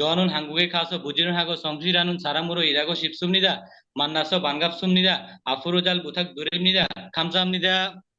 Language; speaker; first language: Korean; non-native, learner; Bangla